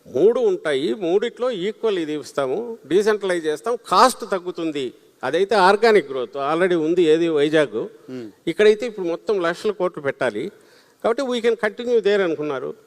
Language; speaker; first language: Telugu; native; Telugu